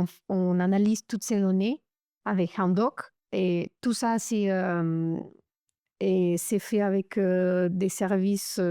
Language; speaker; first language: French; non-native, fluent; Romanian